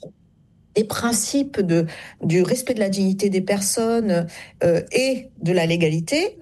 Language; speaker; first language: French; native; French